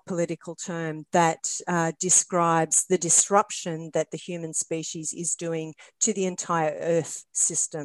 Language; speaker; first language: English; native; English